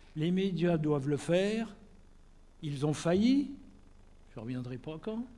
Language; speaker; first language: French; native; French